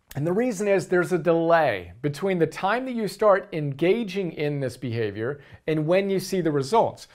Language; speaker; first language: English; native; English